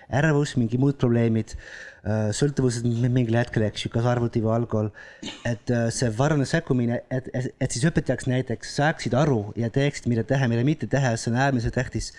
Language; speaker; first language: Estonian; non-native, fluent; Dutch